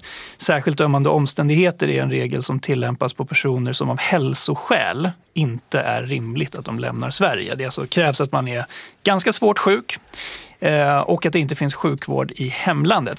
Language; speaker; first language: Swedish; native; Swedish